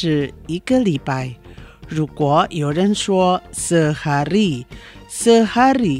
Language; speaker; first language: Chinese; non-native, fluent; Indonesian